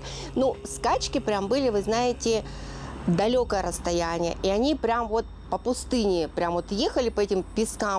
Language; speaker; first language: Russian; native; Russian